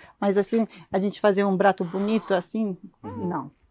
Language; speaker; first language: Portuguese; non-native, learner; Arabic